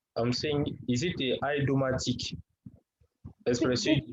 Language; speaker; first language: English; non-native, learner; French